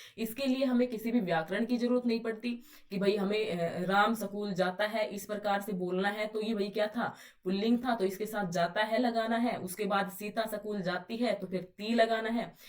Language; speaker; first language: Hindi; native; Hindi